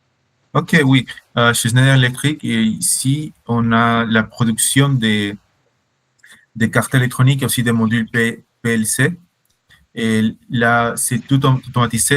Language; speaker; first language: French; non-native, fluent; Spanish